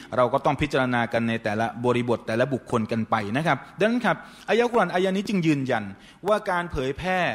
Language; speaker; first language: Thai; native; Thai